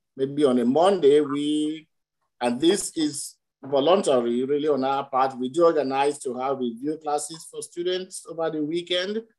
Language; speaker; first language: English; non-native, local second language; Yoruba